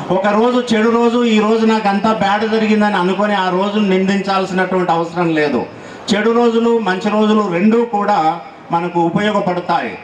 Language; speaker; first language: Telugu; native; Telugu